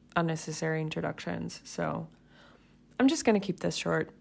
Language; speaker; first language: English; non-native, fluent; Swiss German